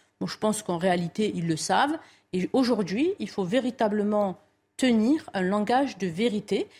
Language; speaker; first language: French; non-native, local second language; Arabic